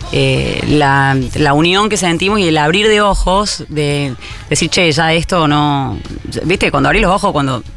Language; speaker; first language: Spanish; native; Spanish